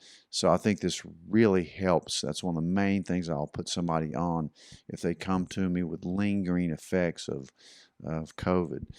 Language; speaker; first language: English; native; English